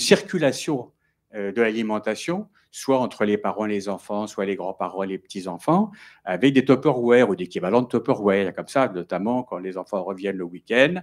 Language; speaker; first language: French; native; French